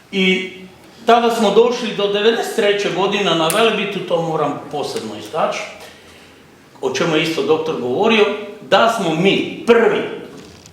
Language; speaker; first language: Croatian; native; Croatian